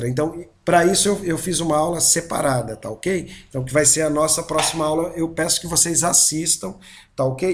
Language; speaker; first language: Portuguese; native; Portuguese